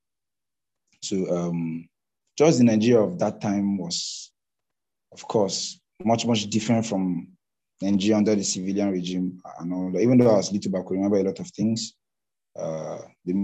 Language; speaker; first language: English; non-native, local second language; Hausa